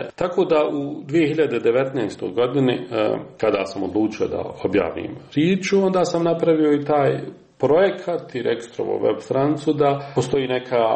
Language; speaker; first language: Serbian; native; Serbian